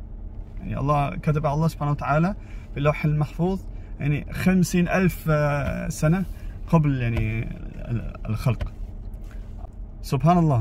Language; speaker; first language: Arabic; non-native, learner; English